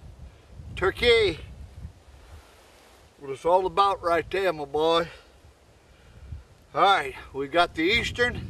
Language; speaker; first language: English; native; English